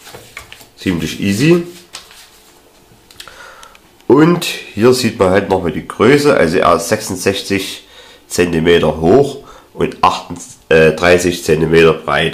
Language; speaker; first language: German; native; German